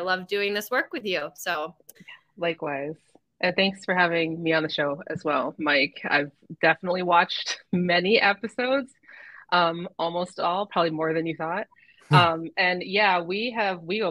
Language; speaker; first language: English; native; English